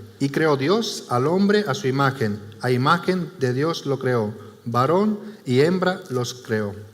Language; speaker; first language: Spanish; non-native, fluent; Romanian